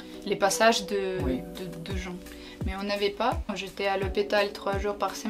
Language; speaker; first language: French; non-native, learner; Ukrainian